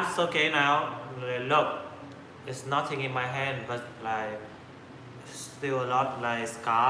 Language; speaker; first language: English; non-native, learner; Vietnamese